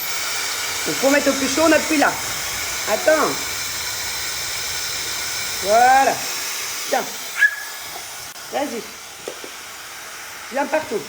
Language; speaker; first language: French; native; French